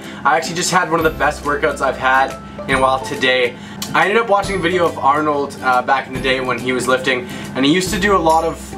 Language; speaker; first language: English; native; English